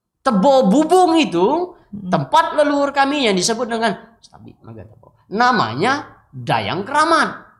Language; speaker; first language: Indonesian; non-native, local second language; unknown